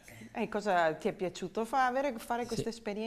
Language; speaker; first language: Italian; native; Italian